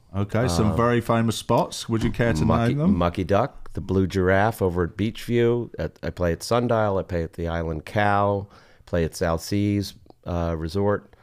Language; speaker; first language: English; native; English